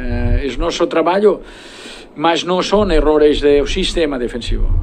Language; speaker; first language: Portuguese; non-native, fluent; Spanish